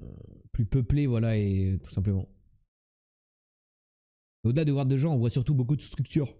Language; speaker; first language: French; native; French